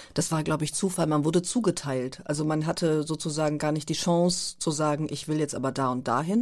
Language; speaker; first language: German; early bilingual, other home language; Turkish